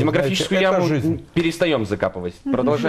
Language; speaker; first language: Russian; native; Russian